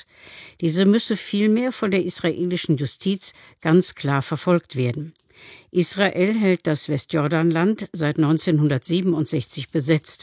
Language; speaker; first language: German; native; German